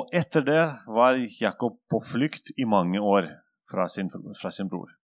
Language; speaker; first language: Norwegian; non-native, fluent; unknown